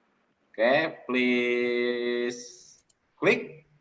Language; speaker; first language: English; non-native, learner; Indonesian